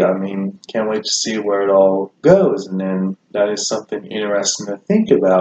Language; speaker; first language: English; native; English